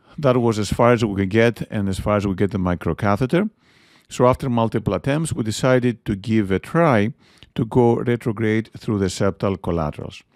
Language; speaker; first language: English; non-native, fluent; Greek